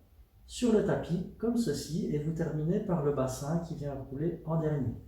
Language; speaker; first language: French; native; French